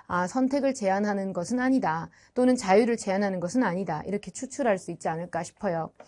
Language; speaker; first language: Korean; native; Korean